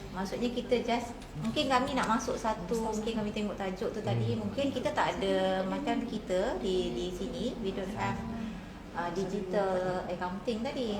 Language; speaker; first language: Malay; native; Malay